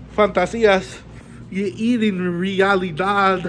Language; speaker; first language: Spanish; non-native, learner; English